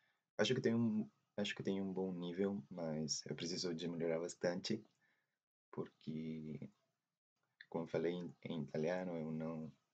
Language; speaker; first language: Portuguese; non-native, fluent; Spanish